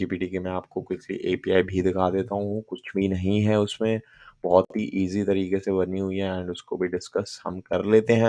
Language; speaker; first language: Hindi; native; Hindi